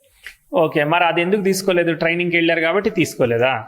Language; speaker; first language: Telugu; native; Telugu